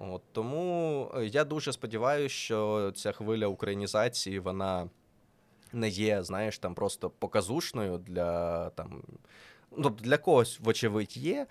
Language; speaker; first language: Ukrainian; non-native, local second language; Russian